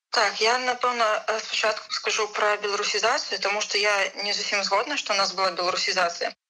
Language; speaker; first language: Belarusian; non-native, local second language; Russian